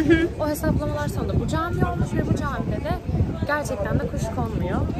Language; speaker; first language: Turkish; native; Turkish